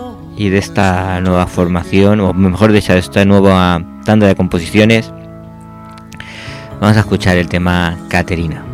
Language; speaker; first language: Spanish; native; Spanish